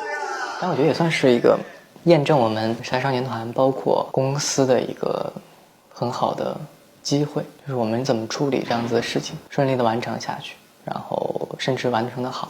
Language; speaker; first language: Chinese; native; Chinese